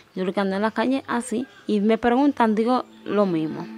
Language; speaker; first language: Spanish; native; Spanish